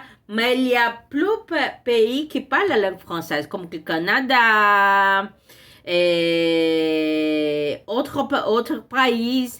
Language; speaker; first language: French; non-native, learner; Portuguese